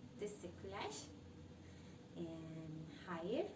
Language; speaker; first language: Turkish; non-native, learner; Spanish